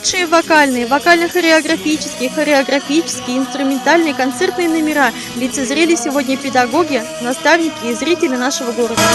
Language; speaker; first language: Russian; native; Russian